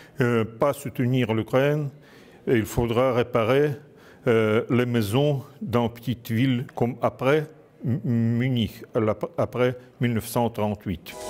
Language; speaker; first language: French; non-native, fluent; Russian